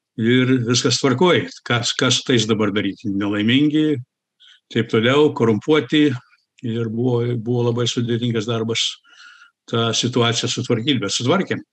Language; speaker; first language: Lithuanian; early bilingual, heritage; Lithuanian